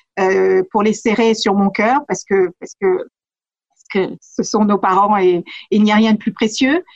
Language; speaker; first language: French; early bilingual, other home language; Kabuverdianu